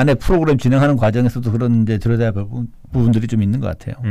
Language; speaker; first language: Korean; native; Korean